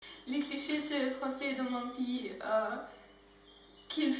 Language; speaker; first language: French; non-native, learner; German